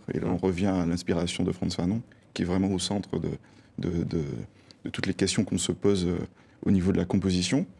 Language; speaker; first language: French; native; French